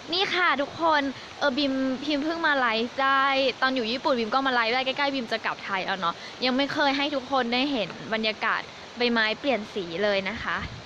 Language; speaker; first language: Thai; native; Thai